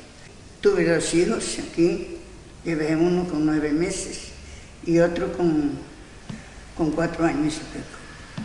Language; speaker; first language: Spanish; non-native, local second language; Galician